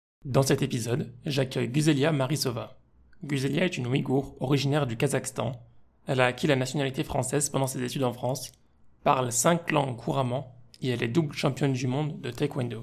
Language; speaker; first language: French; native; French